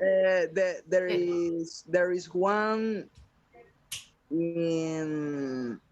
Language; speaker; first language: English; non-native, learner; Spanish